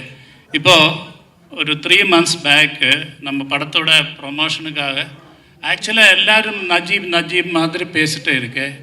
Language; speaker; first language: Tamil; non-native, learner; Malayalam